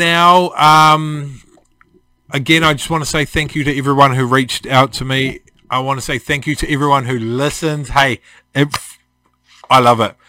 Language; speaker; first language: English; native; English